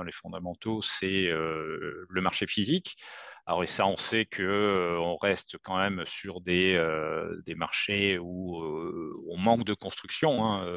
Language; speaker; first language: French; native; French